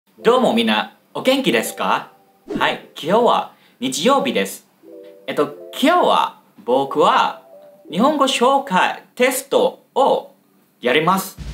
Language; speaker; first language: Japanese; non-native, learner; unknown